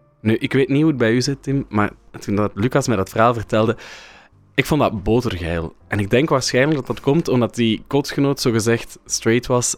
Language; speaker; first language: Dutch; native; Dutch